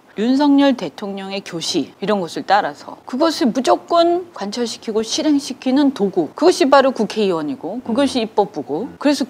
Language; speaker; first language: Korean; native; Korean